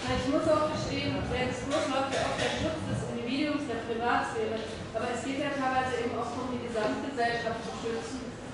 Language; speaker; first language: German; native; German